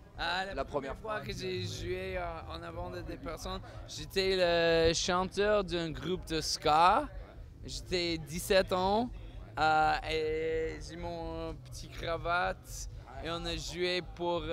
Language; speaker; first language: French; non-native, learner; English